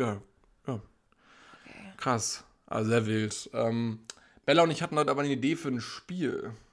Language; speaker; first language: German; native; German